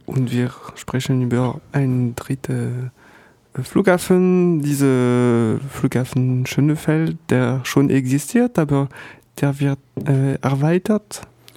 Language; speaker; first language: German; non-native, learner; French